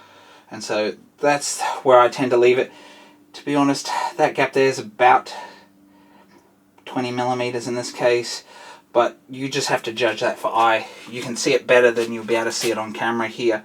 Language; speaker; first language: English; native; English